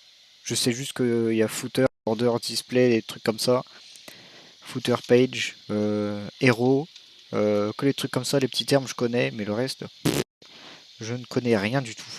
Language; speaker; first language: French; native; French